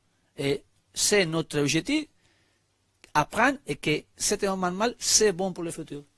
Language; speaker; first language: French; non-native, learner; Spanish